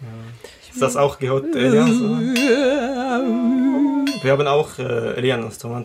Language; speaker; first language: German; non-native, learner; Arabic